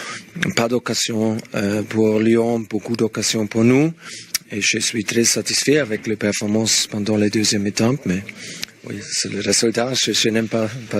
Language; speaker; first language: French; non-native, learner; Spanish